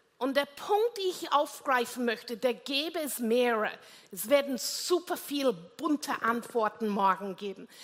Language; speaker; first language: German; non-native, fluent; English